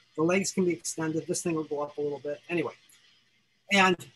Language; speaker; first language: English; native; English